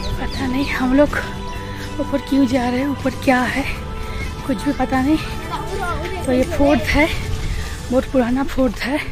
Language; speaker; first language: Hindi; non-native, local second language; Bangla